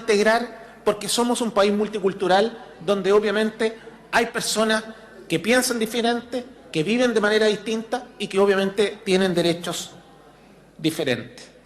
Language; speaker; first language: Spanish; native; Spanish